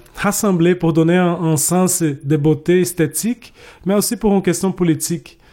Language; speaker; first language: French; non-native, fluent; Portuguese